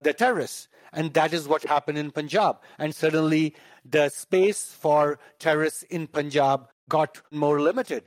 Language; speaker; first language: English; non-native, local second language; Kashmiri